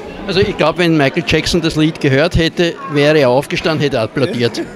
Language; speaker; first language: German; native; German